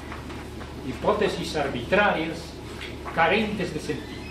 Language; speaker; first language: Spanish; native; Spanish